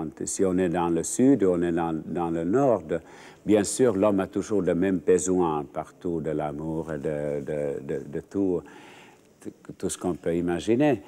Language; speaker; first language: French; non-native, fluent; Finnish